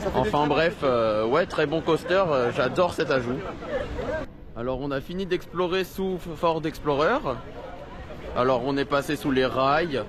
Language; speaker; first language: French; native; French